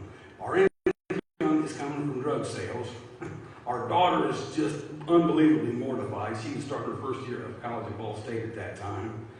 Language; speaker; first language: English; native; English